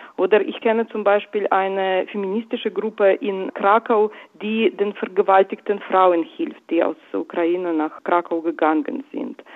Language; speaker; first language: German; non-native, fluent; Russian